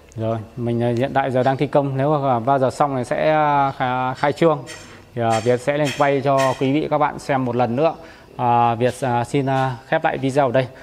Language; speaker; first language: Vietnamese; native; Vietnamese